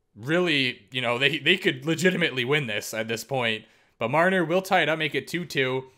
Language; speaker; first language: English; native; English